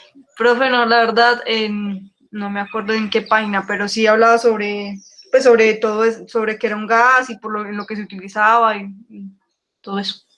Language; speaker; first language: Spanish; native; Spanish